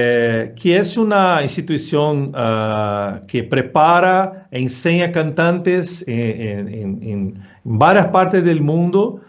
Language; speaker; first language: Spanish; non-native, fluent; Portuguese